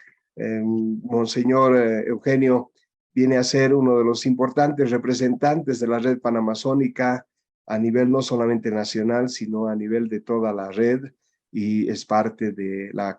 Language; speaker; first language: Spanish; native; Spanish